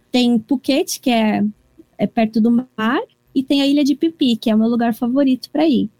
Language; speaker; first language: Portuguese; early bilingual, heritage; Portuguese